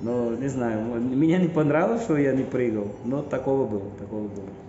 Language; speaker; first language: Russian; non-native, fluent; Portuguese